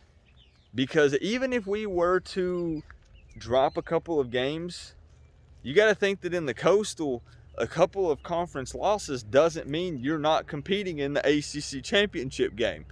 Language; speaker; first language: English; native; English